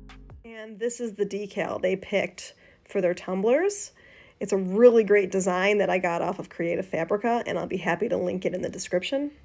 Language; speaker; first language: English; native; English